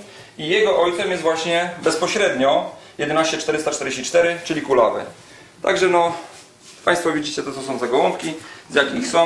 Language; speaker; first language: Polish; native; Polish